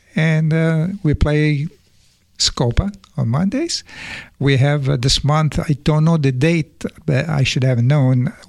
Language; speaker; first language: English; non-native, fluent; Italian